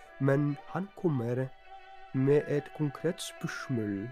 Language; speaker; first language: Norwegian; non-native, fluent; Polish